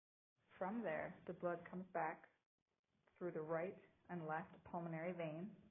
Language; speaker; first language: English; native; English